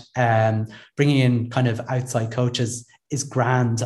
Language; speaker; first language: English; native; English